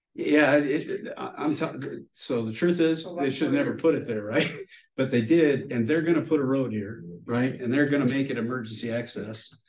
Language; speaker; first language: English; native; English